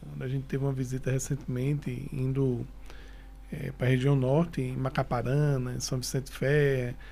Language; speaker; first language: Portuguese; native; Portuguese